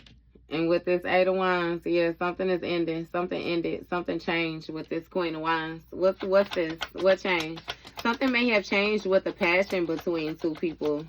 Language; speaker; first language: English; native; English